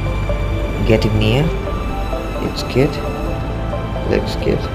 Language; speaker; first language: English; non-native, local second language; Telugu